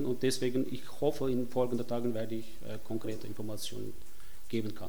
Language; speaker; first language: German; non-native, fluent; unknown